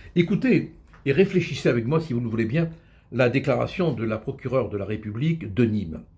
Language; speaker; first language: French; native; French